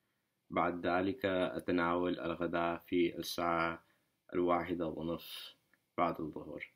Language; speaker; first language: Arabic; non-native, learner; English